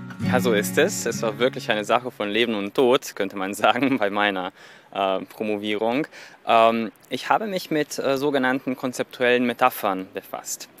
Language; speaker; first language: German; non-native, fluent; Serbian